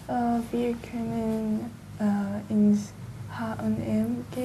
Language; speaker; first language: German; non-native, learner; Portuguese